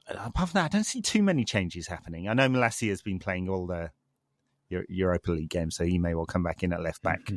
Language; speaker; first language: English; native; English